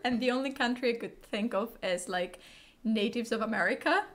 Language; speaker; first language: English; non-native, fluent; Greek